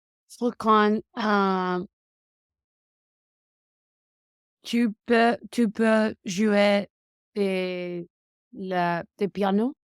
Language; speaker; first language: French; non-native, learner; English